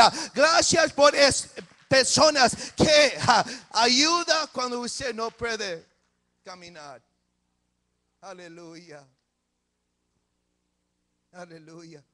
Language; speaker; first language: Spanish; early bilingual, heritage; English